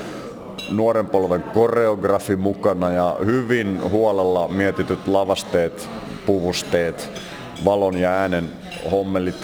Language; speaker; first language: Finnish; native; Finnish